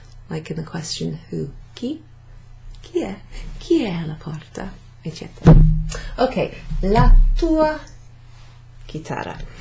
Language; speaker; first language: Italian; non-native, fluent; English